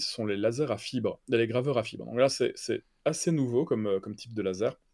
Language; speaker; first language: French; native; French